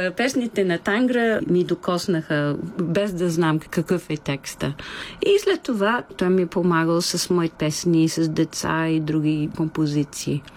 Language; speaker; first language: Bulgarian; non-native, fluent; English